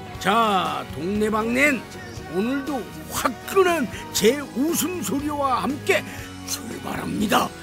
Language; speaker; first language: Korean; native; Korean